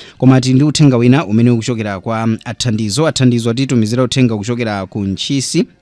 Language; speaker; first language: Nyanja; native; Nyanja